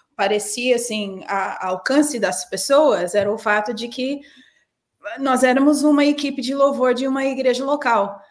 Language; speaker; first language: Portuguese; non-native, fluent; English